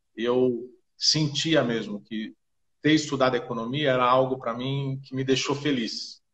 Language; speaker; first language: Portuguese; native; Portuguese